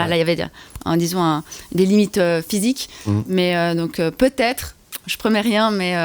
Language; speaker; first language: French; native; French